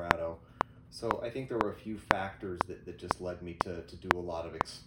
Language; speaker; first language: English; native; English